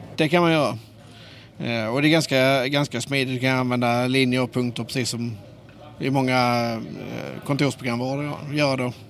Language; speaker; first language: Swedish; native; Swedish